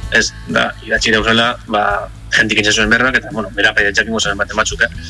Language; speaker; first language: Basque; native; Basque